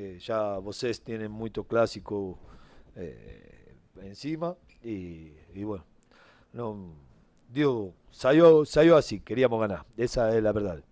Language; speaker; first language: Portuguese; non-native, learner; Spanish